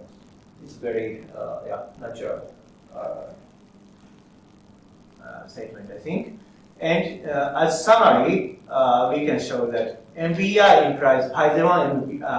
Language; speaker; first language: English; non-native, fluent; Japanese